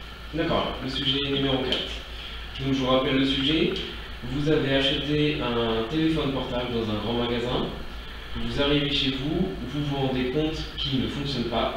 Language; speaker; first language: French; native; French